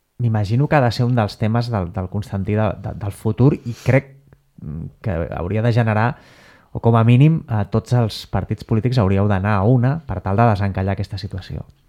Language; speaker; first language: Catalan; native; Catalan